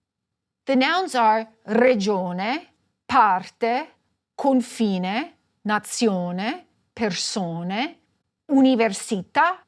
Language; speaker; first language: Italian; non-native, fluent; English